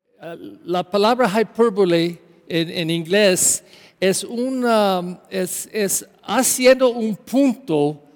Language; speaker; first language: Spanish; non-native, learner; English